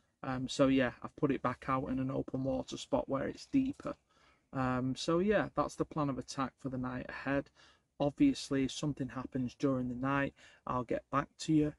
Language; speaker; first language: English; native; English